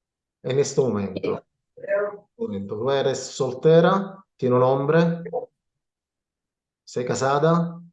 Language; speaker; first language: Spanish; non-native, learner; Italian